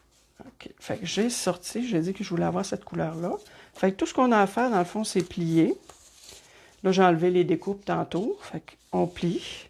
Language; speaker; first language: French; native; French